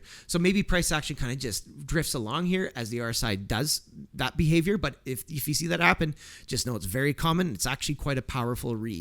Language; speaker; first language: English; native; English